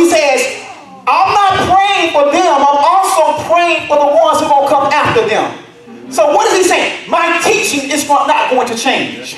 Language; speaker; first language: English; native; English